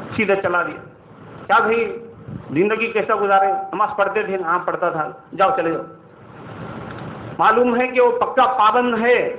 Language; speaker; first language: Urdu; native; Urdu